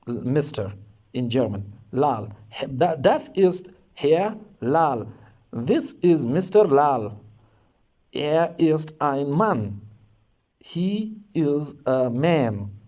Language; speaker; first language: German; non-native, learner; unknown